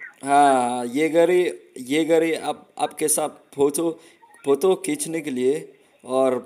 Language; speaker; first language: Hindi; non-native, local second language; Khasi